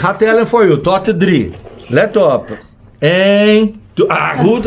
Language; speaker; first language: Dutch; non-native, learner; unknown